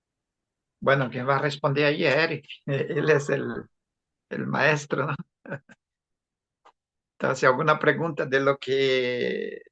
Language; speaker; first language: Spanish; non-native, fluent; Portuguese